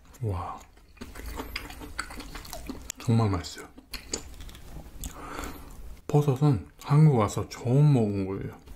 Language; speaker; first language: Korean; non-native, fluent; Dutch